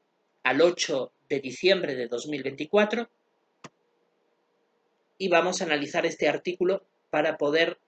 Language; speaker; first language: Spanish; native; Spanish